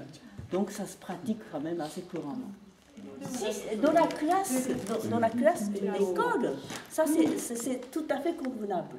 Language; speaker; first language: French; non-native, fluent; Japanese